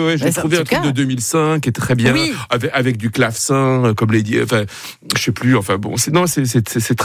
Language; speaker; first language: French; native; French